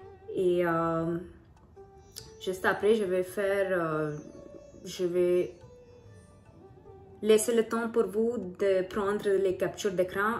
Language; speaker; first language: French; non-native, learner; Hindi